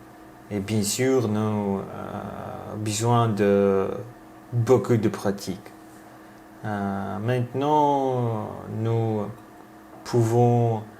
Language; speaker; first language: French; non-native, learner; Russian